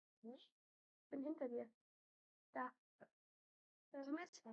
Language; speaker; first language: German; native; German